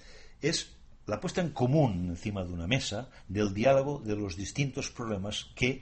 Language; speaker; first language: Spanish; native; Spanish